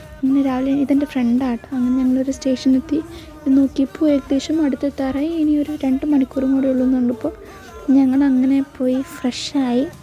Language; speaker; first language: Malayalam; early bilingual, heritage; Malayalam